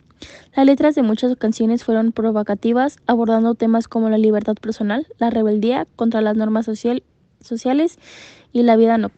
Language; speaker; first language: Spanish; native; Spanish